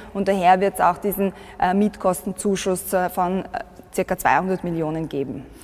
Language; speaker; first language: German; early bilingual, other home language; Bosnian